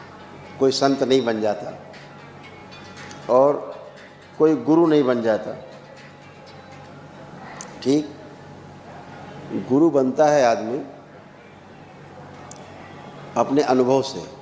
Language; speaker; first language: Hindi; native; Hindi